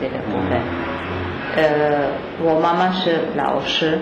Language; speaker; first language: Chinese; non-native, learner; Spanish